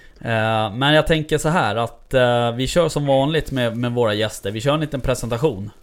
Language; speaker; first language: Swedish; native; Swedish